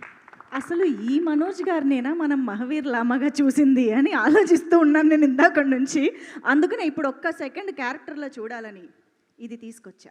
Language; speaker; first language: Telugu; native; Telugu